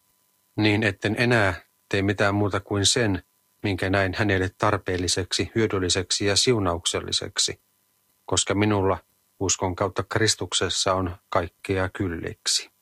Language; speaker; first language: Finnish; native; Finnish